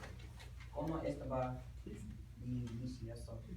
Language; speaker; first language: Spanish; non-native, learner; English